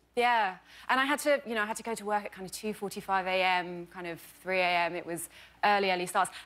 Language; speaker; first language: English; native; English